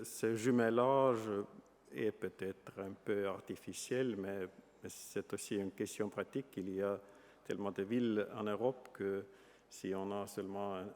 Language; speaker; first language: French; non-native, fluent; Estonian